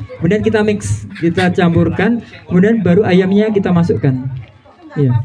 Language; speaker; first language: Indonesian; non-native, local second language; Javanese